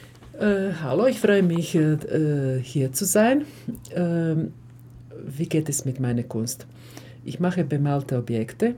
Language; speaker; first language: German; non-native, fluent; Croatian